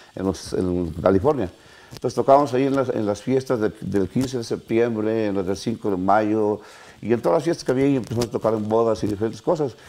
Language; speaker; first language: Spanish; native; Spanish